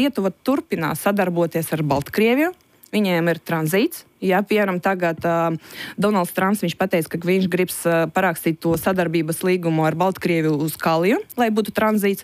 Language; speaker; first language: Latvian; non-native, local second language; Russian